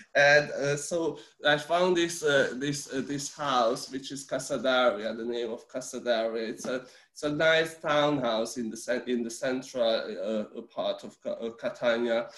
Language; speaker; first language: English; early bilingual, other home language; Hungarian